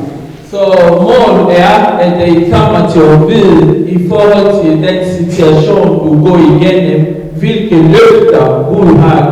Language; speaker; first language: Danish; early bilingual, other home language; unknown